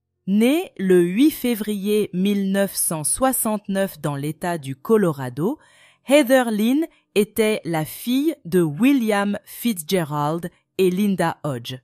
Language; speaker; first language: French; native; French